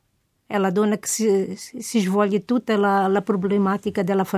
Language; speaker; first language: Italian; non-native, fluent; Portuguese